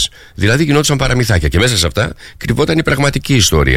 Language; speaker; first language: Greek; native; Greek